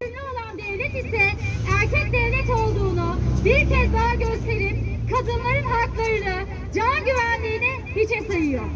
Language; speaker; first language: Turkish; native; Turkish